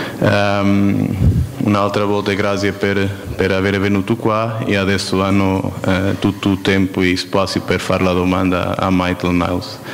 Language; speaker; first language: Italian; non-native, fluent; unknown